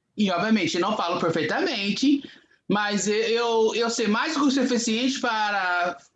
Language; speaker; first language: Portuguese; non-native, fluent; English